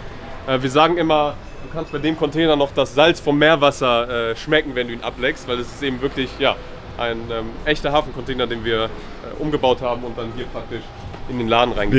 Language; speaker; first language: German; native; German